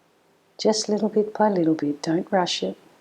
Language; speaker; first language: English; native; English